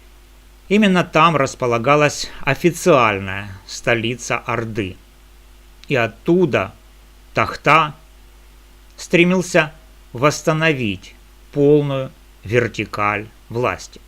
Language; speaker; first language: Russian; native; Russian